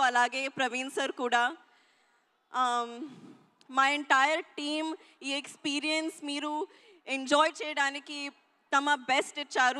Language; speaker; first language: Telugu; non-native, learner; Hindi